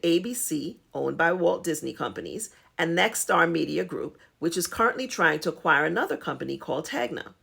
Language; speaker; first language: English; native; English